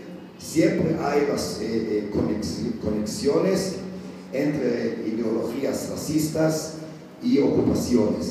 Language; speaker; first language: Spanish; non-native, fluent; Hebrew